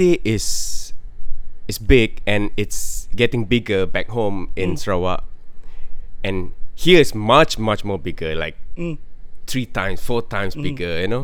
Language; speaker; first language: English; non-native, local second language; Malay